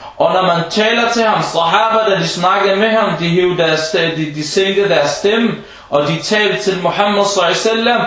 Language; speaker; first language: Danish; early bilingual, other home language; Arabic